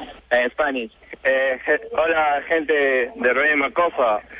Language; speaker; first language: Spanish; native; Spanish